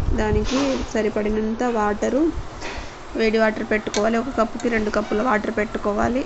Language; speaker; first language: Telugu; non-native, local second language; Lambadi